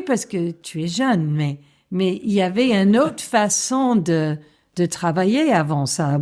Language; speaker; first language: French; non-native, fluent; English